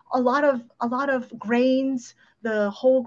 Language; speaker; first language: English; early bilingual, other home language; Ukrainian